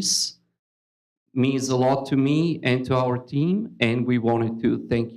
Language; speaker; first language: English; native; English